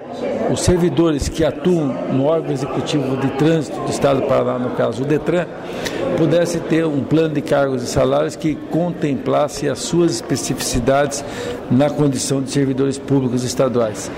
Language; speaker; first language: Portuguese; native; Portuguese